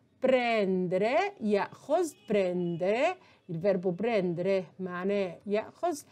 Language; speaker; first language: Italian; non-native, fluent; Arabic